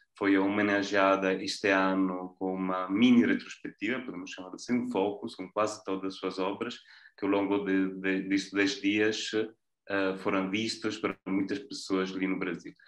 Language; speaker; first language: Portuguese; non-native, fluent; Italian